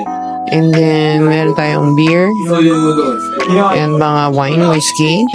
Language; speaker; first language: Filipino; native; Filipino